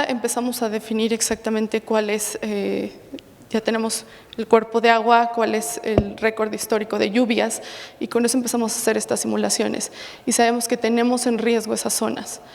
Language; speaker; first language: Spanish; native; Spanish